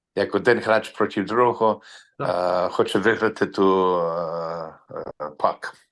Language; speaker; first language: Ukrainian; early bilingual, heritage; Ukrainian